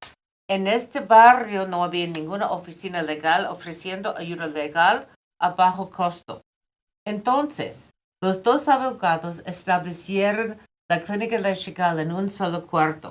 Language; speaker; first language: Spanish; non-native, fluent; English